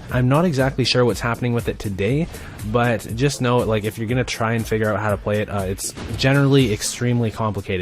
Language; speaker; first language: English; native; English